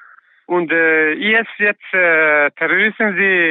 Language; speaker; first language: German; non-native, learner; Kurdish